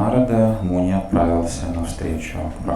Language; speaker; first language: Russian; native; Russian